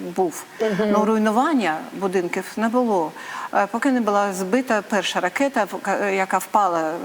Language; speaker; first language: Ukrainian; native; Ukrainian